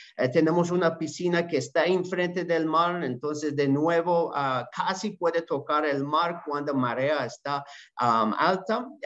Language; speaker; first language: Spanish; non-native, learner; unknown